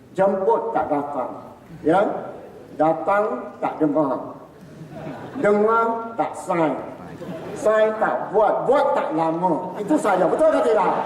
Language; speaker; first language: Malay; non-native, local second language; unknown